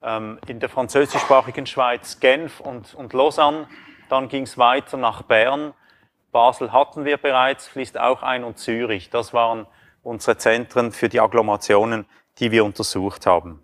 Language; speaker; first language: German; native; German